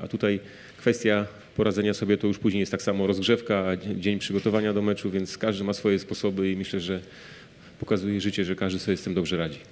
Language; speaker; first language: Polish; native; Polish